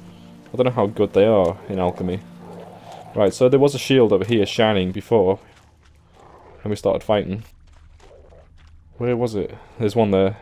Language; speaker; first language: English; native; English